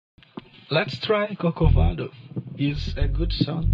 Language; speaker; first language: English; non-native, learner; Portuguese